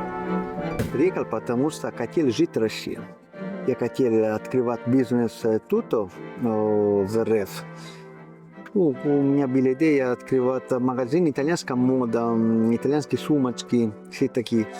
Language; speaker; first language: Russian; non-native, learner; Italian